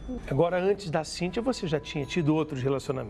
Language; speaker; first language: Portuguese; native; Portuguese